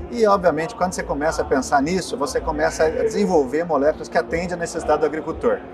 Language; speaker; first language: Portuguese; native; Portuguese